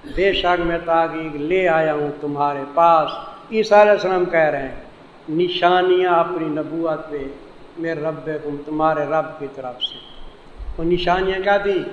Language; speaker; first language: Urdu; non-native, local second language; Saraiki